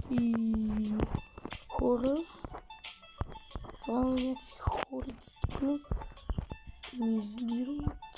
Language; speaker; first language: Bulgarian; native; Bulgarian